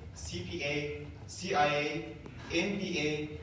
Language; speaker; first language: English; non-native, fluent; Persian